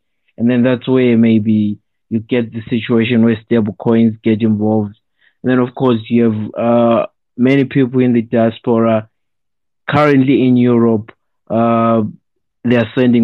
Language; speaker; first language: English; non-native, local second language; Shona